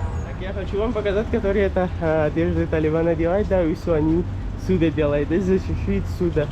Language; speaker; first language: Russian; non-native, learner; Pashto